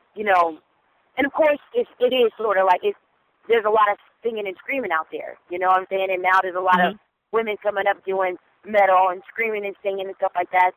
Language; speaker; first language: English; non-native, fluent; German